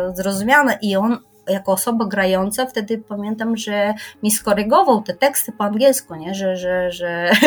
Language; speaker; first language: Polish; non-native, fluent; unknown